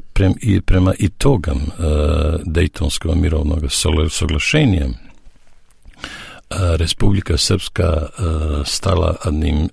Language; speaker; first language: Russian; non-native, learner; Serbian